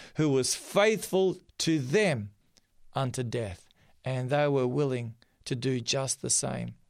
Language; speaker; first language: English; early bilingual, other home language; Macedonian